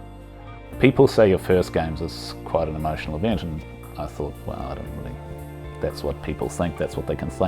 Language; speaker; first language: English; native; English